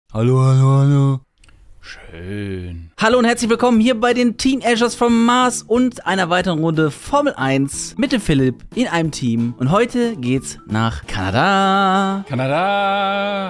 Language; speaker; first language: German; native; German